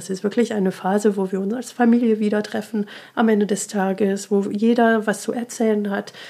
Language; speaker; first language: German; non-native, fluent; French